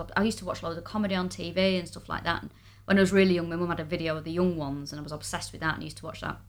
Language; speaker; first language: English; native; English